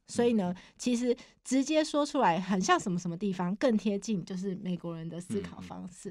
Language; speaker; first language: Chinese; native; Chinese